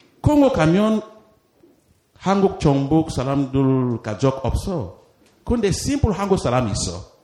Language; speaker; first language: Korean; non-native, learner; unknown